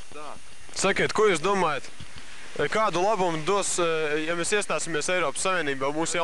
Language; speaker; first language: Latvian; native; Latvian